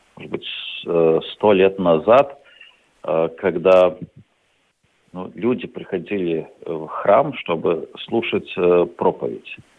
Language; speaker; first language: Russian; non-native, local second language; Latvian